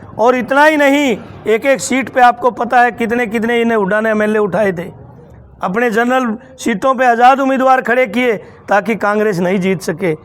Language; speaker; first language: Hindi; native; Hindi